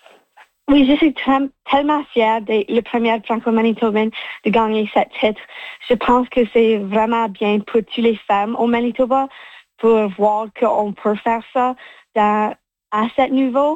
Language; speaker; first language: French; non-native, local second language; English